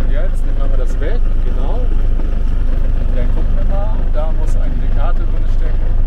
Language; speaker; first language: German; native; German